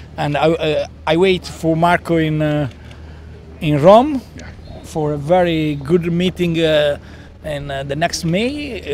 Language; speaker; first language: English; non-native, learner; Italian